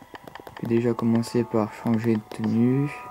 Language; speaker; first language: French; native; French